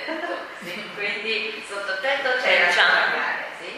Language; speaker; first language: Italian; non-native, fluent; Chinese